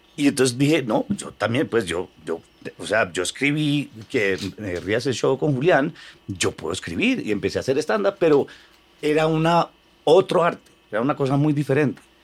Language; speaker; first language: Spanish; native; Spanish